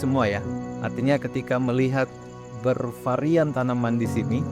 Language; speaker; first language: Indonesian; native; Indonesian